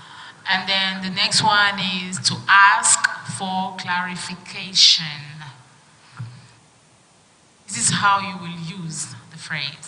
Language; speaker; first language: English; non-native, fluent; French